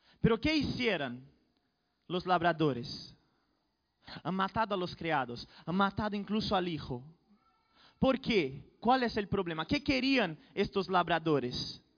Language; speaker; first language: Spanish; non-native, fluent; Portuguese